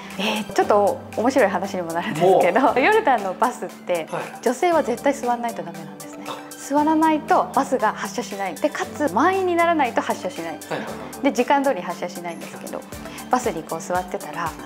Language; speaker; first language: Japanese; native; Japanese